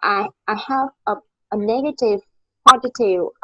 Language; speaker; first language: English; non-native, learner; Vietnamese